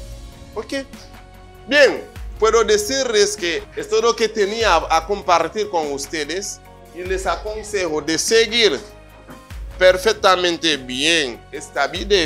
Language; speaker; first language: Spanish; non-native, fluent; Haitian Creole